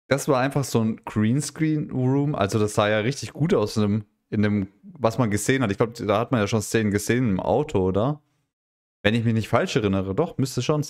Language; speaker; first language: German; native; German